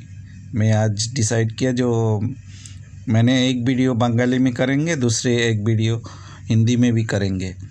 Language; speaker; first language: Hindi; non-native, local second language; Bangla